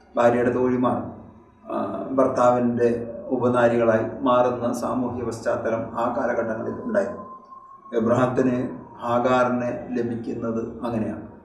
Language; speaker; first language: Malayalam; native; Malayalam